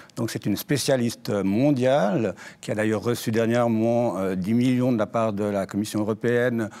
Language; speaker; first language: French; native; French